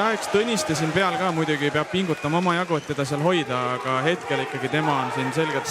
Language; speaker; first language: Estonian; native; Estonian